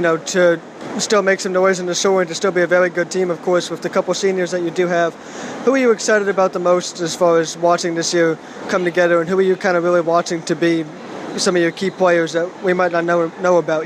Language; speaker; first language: English; native; English